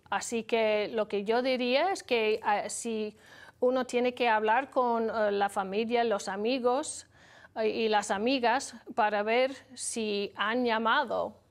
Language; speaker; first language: Spanish; non-native, learner; English